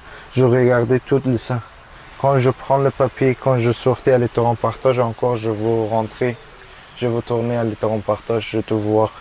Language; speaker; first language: French; non-native, learner; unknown